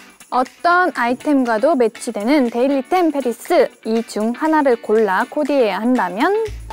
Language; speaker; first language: Korean; native; Korean